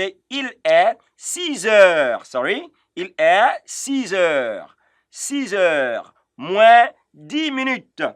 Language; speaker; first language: French; non-native, fluent; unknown